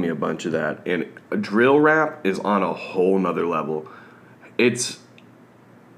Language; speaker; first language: English; native; English